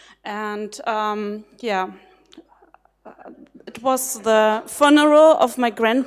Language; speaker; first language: English; non-native, fluent; German